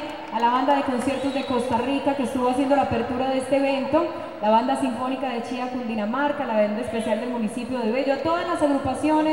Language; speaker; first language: Spanish; native; Spanish